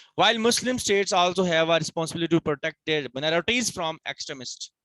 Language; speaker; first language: English; non-native, local second language; Urdu